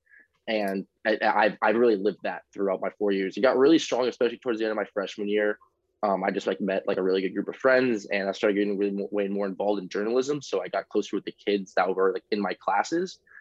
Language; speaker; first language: English; native; English